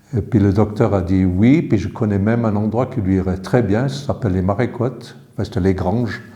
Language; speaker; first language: French; early bilingual, other home language; English